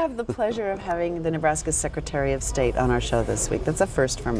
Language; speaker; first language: English; native; English